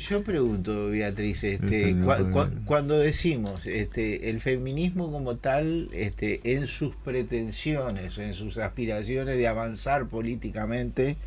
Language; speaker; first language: Spanish; native; Spanish